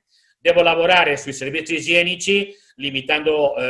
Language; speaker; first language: Italian; native; Italian